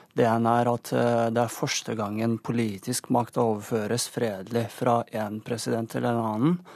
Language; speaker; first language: Norwegian; non-native, fluent; Persian